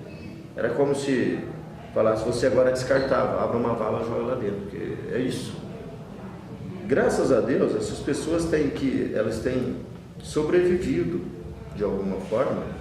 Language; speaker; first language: Portuguese; native; Portuguese